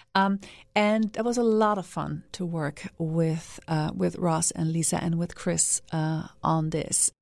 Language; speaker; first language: English; non-native, fluent; Dutch